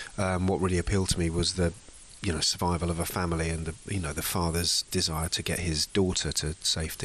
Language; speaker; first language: English; native; English